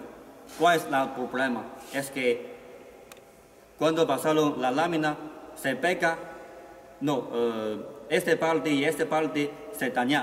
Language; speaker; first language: Spanish; non-native, learner; Chinese